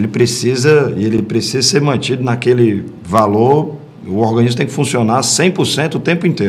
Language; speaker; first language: Portuguese; native; Portuguese